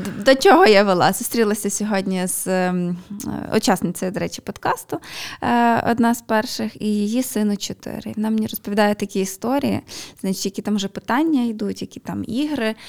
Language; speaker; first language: Ukrainian; native; Ukrainian